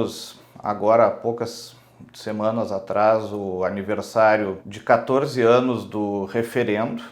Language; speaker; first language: Portuguese; native; Portuguese